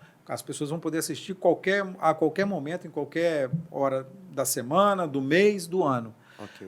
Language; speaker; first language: Portuguese; native; Portuguese